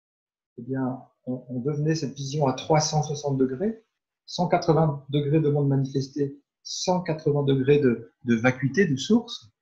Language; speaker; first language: French; native; French